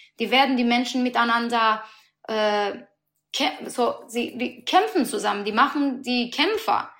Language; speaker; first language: German; non-native, learner; Persian